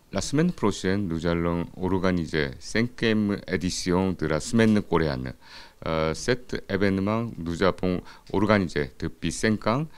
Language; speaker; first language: French; non-native, fluent; Korean